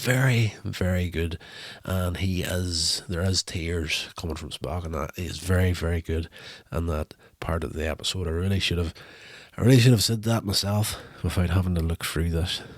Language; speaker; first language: English; native; English